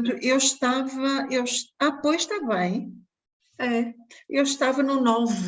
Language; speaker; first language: Portuguese; native; Portuguese